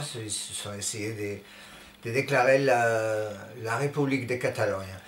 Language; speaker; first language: French; non-native, fluent; Spanish